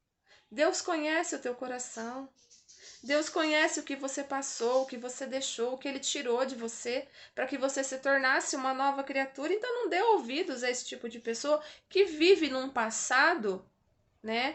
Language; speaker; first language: Portuguese; native; Portuguese